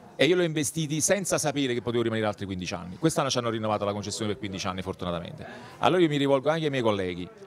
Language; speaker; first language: Italian; native; Italian